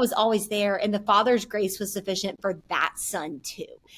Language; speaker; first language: English; native; English